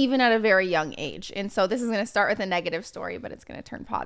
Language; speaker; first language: English; native; English